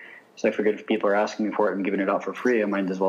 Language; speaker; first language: English; native; English